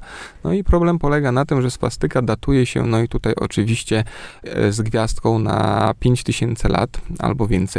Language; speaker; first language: Polish; native; Polish